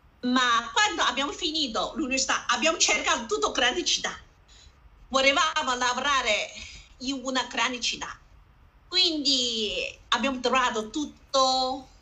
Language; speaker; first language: Italian; non-native, learner; Chinese